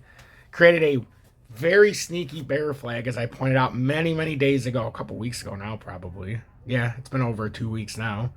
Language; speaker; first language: English; native; English